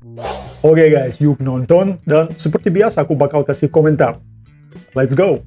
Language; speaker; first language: Indonesian; non-native, fluent; Russian